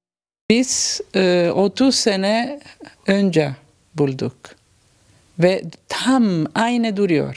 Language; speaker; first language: Turkish; non-native, learner; Italian